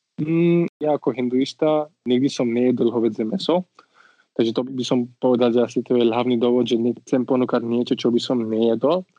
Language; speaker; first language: Slovak; non-native, fluent; Marathi